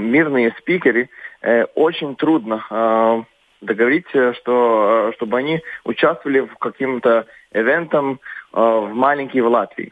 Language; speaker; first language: Russian; non-native, local second language; Latvian